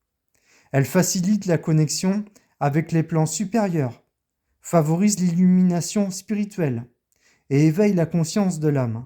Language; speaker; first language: French; native; French